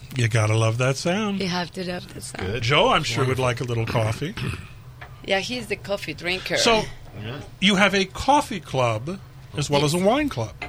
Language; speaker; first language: English; non-native, fluent; Spanish